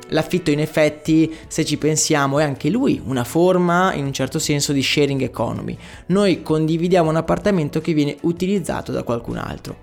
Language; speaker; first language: Italian; native; Italian